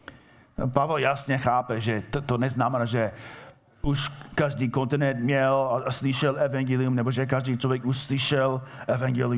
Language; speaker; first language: Czech; non-native, fluent; English